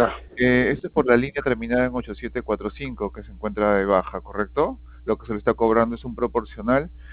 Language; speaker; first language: Spanish; native; Spanish